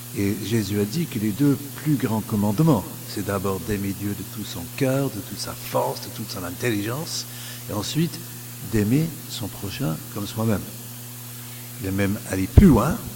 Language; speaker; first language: French; non-native, fluent; English